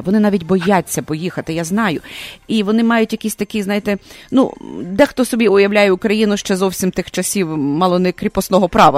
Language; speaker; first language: Ukrainian; native; Ukrainian